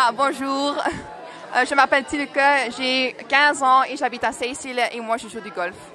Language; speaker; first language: French; non-native, learner; Dutch